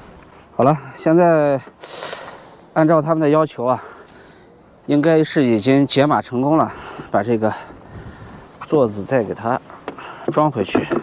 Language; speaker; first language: Chinese; native; Chinese